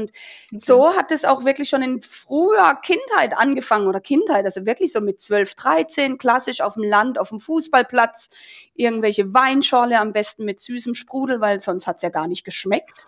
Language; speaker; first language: German; native; German